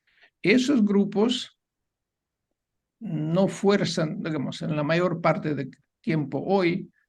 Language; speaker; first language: Spanish; non-native, fluent; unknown